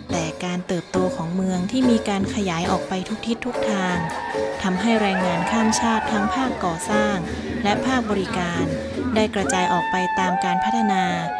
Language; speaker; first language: Thai; native; Thai